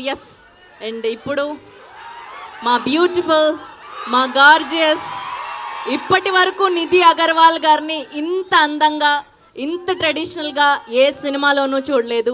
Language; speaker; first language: Telugu; native; Telugu